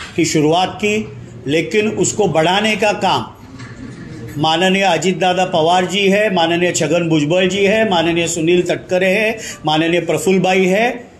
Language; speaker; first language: Hindi; non-native, local second language; Marathi